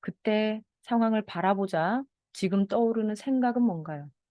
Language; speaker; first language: Korean; native; Korean